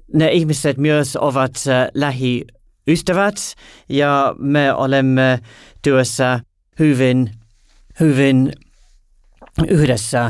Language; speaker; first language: Finnish; non-native, learner; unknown